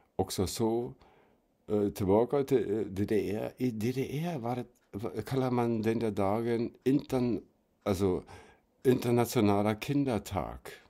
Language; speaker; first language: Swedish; non-native, fluent; German